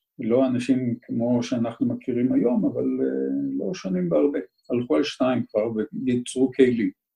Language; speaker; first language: Hebrew; native; Hebrew